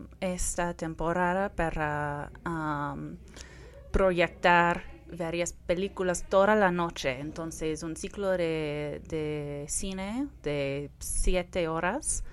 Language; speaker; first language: Spanish; non-native, fluent; English